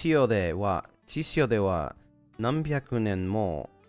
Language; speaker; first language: Japanese; non-native, learner; English